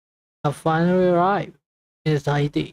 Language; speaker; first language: English; non-native, learner; Thai